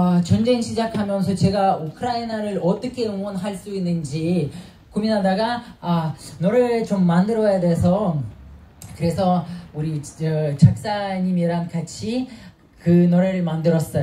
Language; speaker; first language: Korean; non-native, fluent; Ukrainian